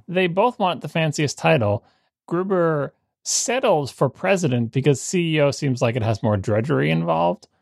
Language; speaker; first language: English; native; English